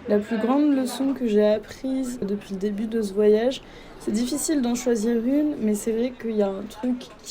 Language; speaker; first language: French; native; French